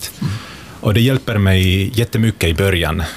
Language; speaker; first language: Swedish; non-native, local second language; Finnish